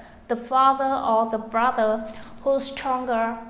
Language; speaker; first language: English; non-native, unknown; Vietnamese